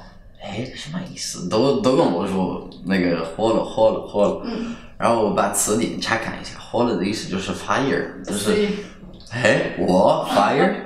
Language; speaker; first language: Chinese; non-native, fluent; Italian